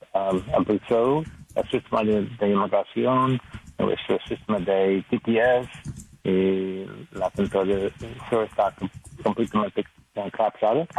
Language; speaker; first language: Spanish; non-native, learner; English